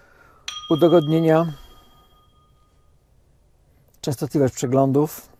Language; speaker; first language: Polish; native; Polish